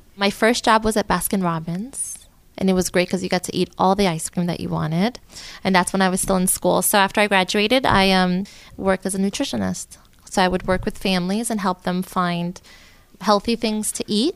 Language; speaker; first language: English; early bilingual, other home language; Portuguese